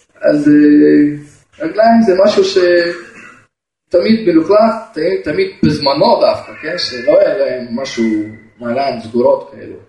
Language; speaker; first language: Hebrew; non-native, fluent; Russian